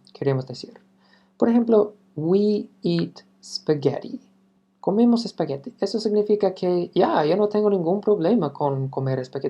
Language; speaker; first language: Spanish; non-native, fluent; English